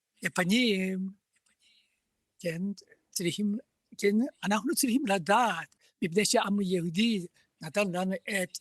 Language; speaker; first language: Hebrew; non-native, learner; Japanese